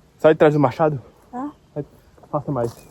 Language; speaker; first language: Portuguese; native; Portuguese